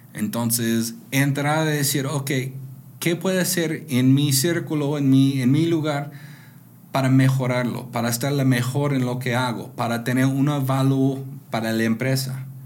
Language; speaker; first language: Spanish; non-native, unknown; English